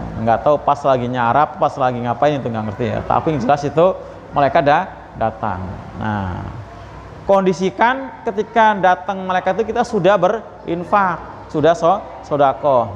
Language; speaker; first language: Indonesian; native; Indonesian